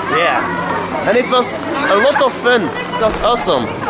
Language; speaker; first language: English; non-native, learner; Dutch